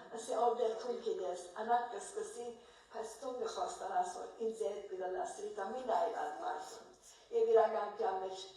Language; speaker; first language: Armenian; early bilingual, heritage; Armenian